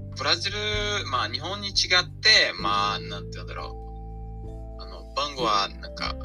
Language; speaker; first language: Japanese; non-native, learner; Portuguese